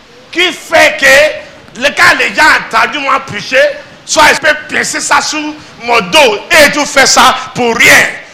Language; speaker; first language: French; non-native, learner; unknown